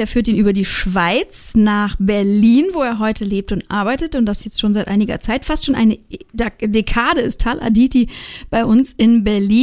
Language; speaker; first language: German; native; German